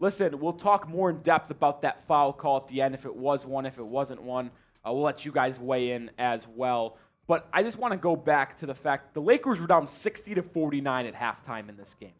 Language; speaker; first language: English; native; English